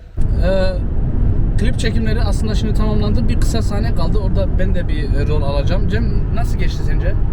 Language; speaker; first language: Turkish; early bilingual, heritage; Turkish